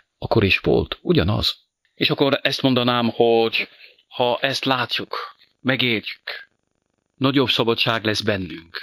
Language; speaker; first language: Hungarian; non-native, fluent; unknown